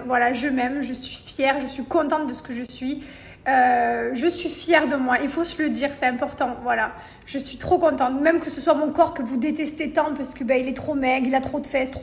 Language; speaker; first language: French; native; French